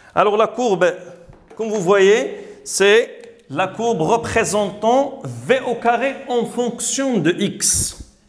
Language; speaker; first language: French; non-native, local second language; Arabic